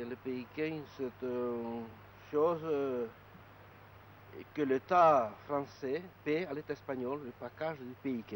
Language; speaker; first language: French; non-native, local second language; Basque